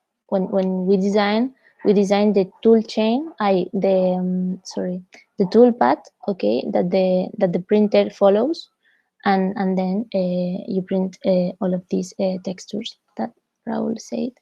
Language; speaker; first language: English; non-native, fluent; Spanish